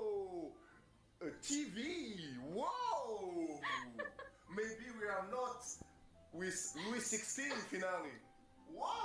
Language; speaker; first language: English; non-native, learner; French